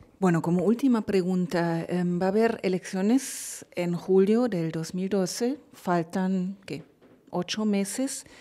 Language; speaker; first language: Spanish; non-native, fluent; German